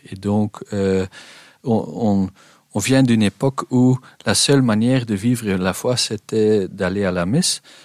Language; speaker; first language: French; non-native, local second language; Dutch